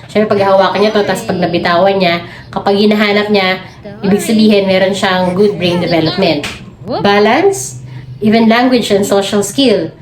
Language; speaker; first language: Filipino; non-native, local second language; Cebuano